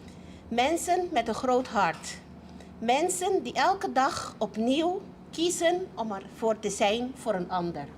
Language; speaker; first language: Dutch; non-native, local second language; Papiamento